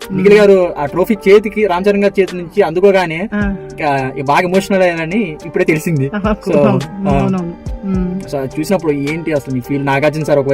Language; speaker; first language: Telugu; native; Telugu